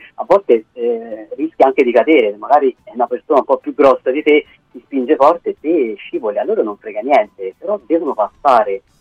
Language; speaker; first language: Italian; native; Italian